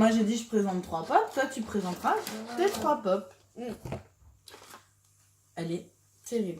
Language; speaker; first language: French; native; French